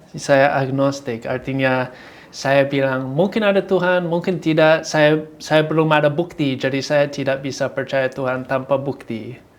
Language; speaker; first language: Indonesian; non-native, fluent; English